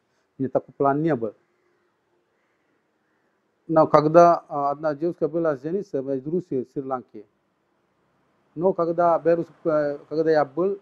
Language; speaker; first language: Russian; non-native, learner; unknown